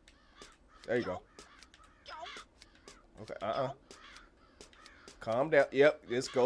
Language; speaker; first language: English; native; English